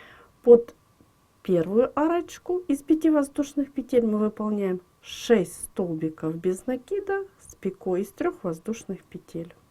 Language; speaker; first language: Russian; native; Russian